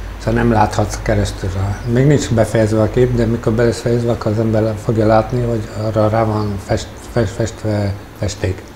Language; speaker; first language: Hungarian; early bilingual, heritage; Hungarian